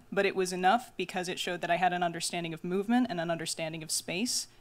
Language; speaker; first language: English; native; English